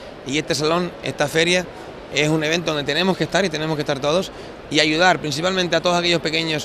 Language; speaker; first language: Spanish; native; Spanish